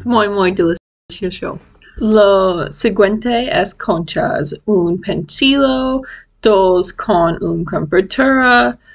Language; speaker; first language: Spanish; non-native, learner; English